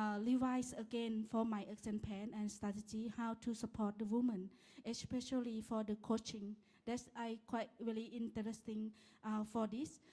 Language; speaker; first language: English; non-native, learner; Lao